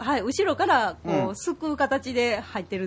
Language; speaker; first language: Japanese; native; Japanese